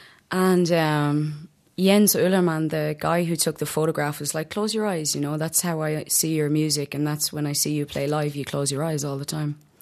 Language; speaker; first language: English; native; English